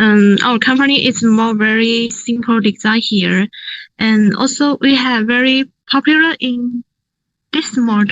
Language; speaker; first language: English; non-native, learner; Thai